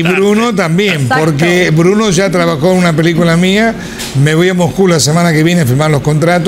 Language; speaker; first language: Spanish; native; Spanish